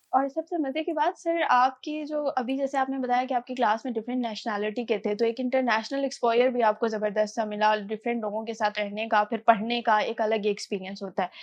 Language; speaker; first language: Urdu; native; Urdu